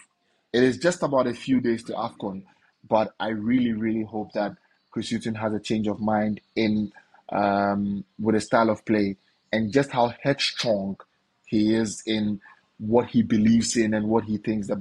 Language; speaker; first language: English; non-native, local second language; Akan